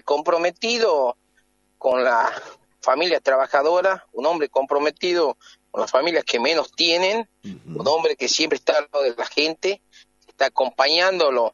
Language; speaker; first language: Spanish; native; Spanish